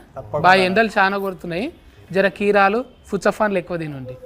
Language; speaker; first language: Telugu; native; Telugu